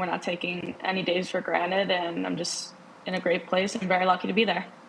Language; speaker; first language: English; native; English